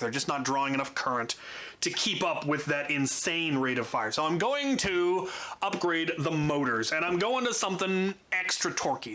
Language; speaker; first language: English; native; English